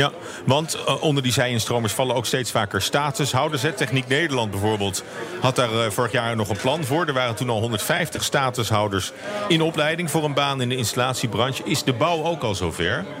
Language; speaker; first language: Dutch; native; Dutch